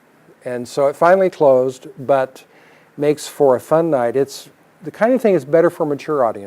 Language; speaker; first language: English; native; English